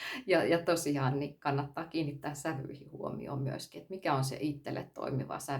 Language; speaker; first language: Finnish; native; Finnish